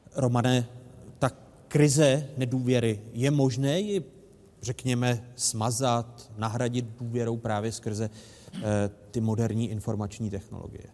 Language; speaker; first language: Czech; native; Czech